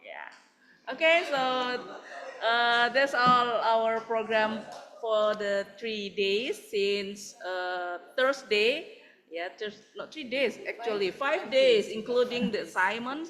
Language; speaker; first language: English; non-native, fluent; Indonesian